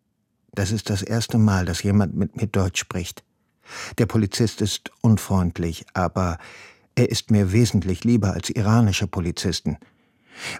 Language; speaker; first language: German; non-native, fluent; Persian